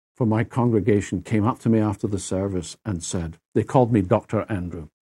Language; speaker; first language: English; native; English